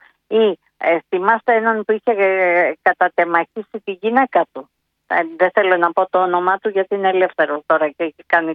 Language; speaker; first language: Greek; native; Greek